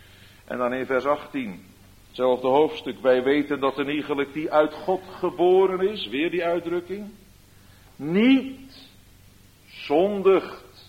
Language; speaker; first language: Dutch; native; Dutch